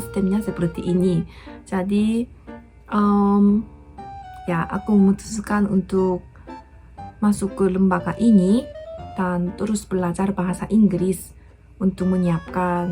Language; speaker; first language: Indonesian; non-native, fluent; Korean